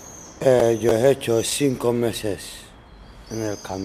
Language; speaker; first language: Spanish; non-native, learner; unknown